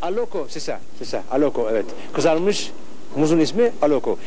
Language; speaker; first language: Turkish; native; Turkish